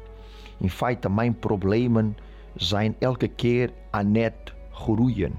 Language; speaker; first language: Dutch; non-native, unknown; Portuguese